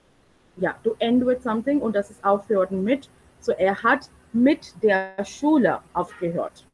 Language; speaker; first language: German; non-native, fluent; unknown